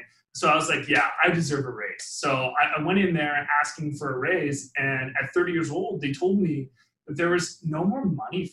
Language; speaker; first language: English; native; English